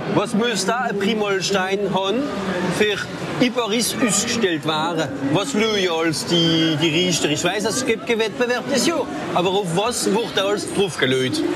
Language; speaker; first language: German; native; German